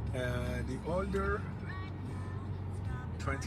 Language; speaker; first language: English; non-native, learner; Spanish